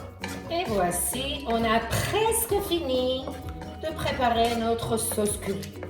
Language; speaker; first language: French; non-native, fluent; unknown